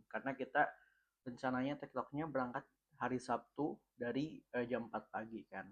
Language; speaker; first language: Indonesian; native; Indonesian